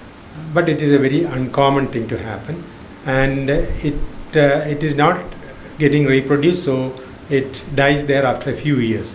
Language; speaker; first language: English; non-native, local second language; Malayalam